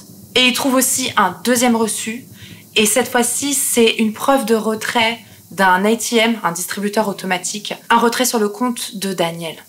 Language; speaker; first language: French; native; French